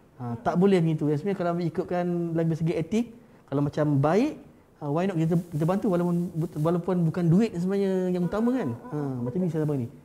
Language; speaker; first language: Malay; native; Malay